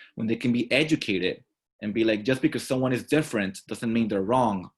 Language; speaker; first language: English; non-native, fluent; Spanish